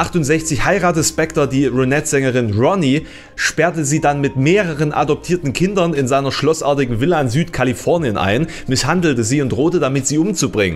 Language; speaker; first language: German; native; German